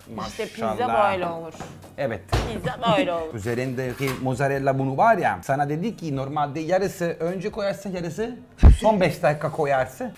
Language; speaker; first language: Turkish; non-native, fluent; Italian